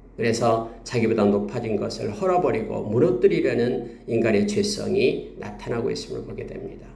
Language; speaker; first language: Korean; native; Korean